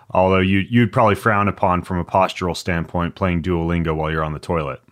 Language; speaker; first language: English; native; English